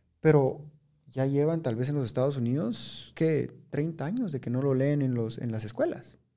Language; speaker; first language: Spanish; native; Spanish